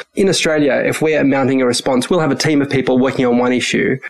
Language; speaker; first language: English; early bilingual, other home language; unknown